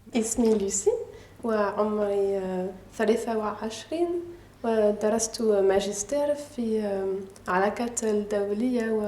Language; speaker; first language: Arabic; non-native, learner; French